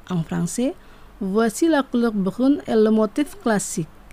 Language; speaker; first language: French; non-native, fluent; Indonesian